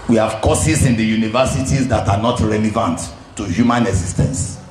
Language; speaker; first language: English; non-native, local second language; Yoruba